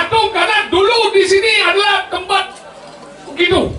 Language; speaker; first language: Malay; non-native, local second language; Balinese